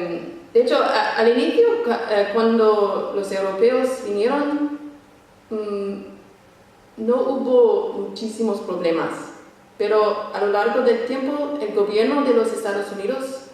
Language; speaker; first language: Spanish; non-native, fluent; English